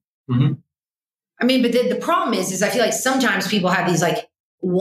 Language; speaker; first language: English; native; English